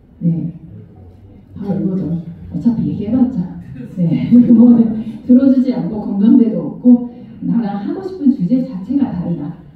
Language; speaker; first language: Korean; non-native, fluent; Japanese